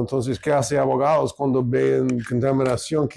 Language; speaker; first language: Spanish; non-native, fluent; English